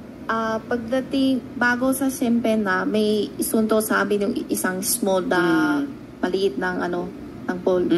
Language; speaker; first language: Filipino; non-native, learner; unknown